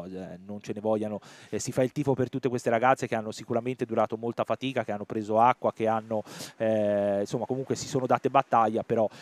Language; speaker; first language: Italian; native; Italian